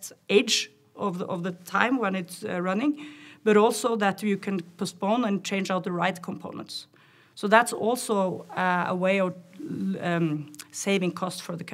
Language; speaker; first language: English; non-native, fluent; Norwegian